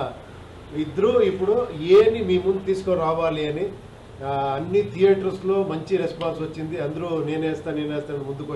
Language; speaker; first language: Telugu; non-native, fluent; Kannada